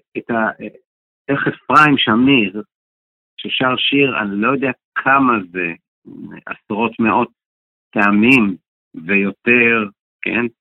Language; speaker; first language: Hebrew; native; Hebrew